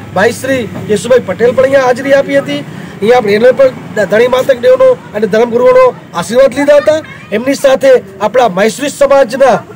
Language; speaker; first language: Gujarati; non-native, local second language; Kachhi